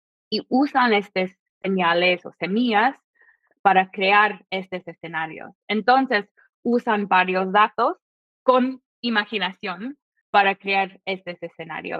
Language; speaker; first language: Spanish; non-native, fluent; English